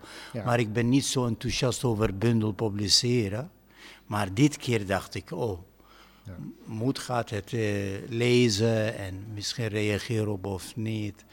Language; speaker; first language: Dutch; non-native, fluent; Arabic